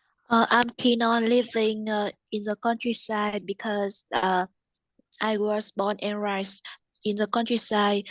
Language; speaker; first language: English; non-native, learner; Vietnamese